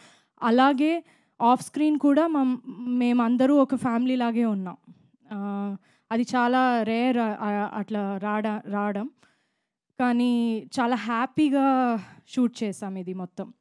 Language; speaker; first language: Telugu; non-native, local second language; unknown